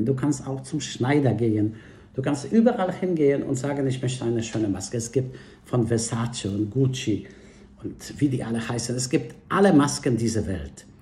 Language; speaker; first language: German; non-native, fluent; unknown